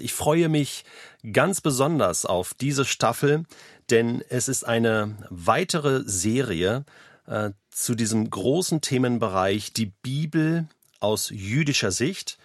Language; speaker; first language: German; native; German